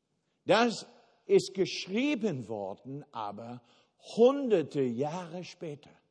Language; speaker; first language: German; non-native, fluent; English